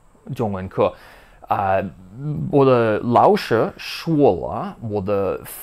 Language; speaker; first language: Chinese; non-native, learner; English